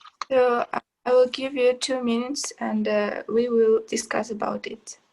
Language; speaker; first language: English; non-native, fluent; Kazakh